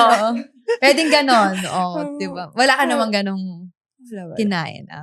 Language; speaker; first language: Filipino; native; Filipino